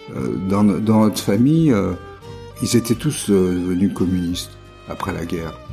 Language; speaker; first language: French; native; French